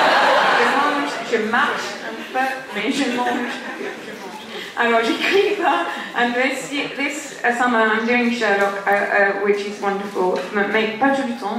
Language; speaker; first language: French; non-native, learner; English